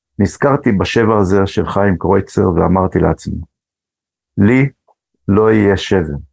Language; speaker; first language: Hebrew; early bilingual, other home language; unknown